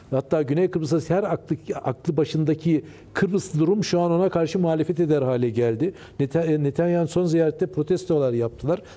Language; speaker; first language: Turkish; early bilingual, heritage; Turkish